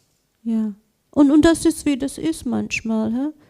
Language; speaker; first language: German; non-native, learner; English